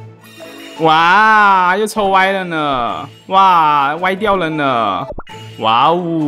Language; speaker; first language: Chinese; native; Chinese